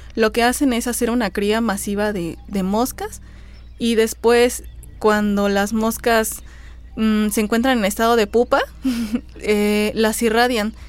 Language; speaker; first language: Spanish; native; Spanish